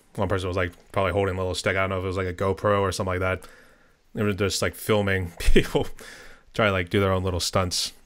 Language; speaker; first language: English; native; English